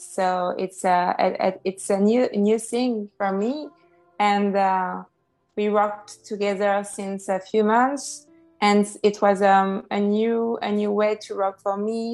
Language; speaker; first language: English; non-native, fluent; French